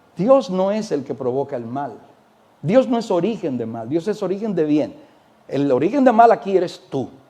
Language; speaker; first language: Spanish; native; Spanish